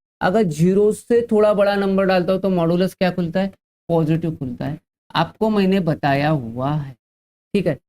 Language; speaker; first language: Hindi; non-native, local second language; Marathi